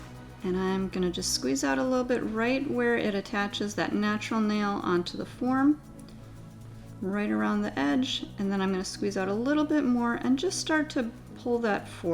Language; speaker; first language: English; native; English